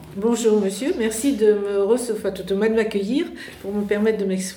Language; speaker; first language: French; native; French